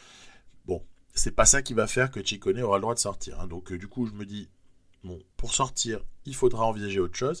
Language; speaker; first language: French; native; French